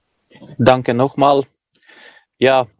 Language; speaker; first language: German; non-native, fluent; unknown